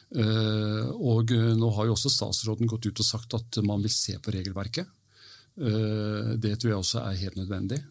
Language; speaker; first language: Norwegian; early bilingual, heritage; Norwegian